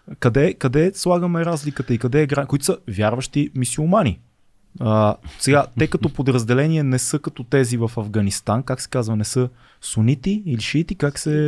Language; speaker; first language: Bulgarian; native; Bulgarian